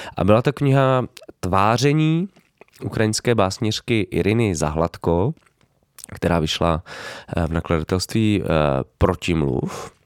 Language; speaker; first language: Czech; native; Czech